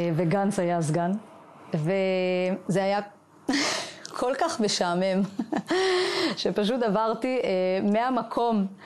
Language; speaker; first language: Hebrew; native; Hebrew